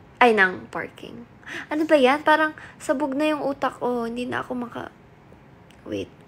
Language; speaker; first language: Filipino; native; Filipino